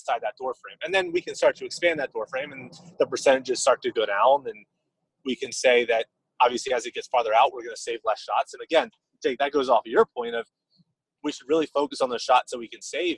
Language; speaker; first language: English; native; English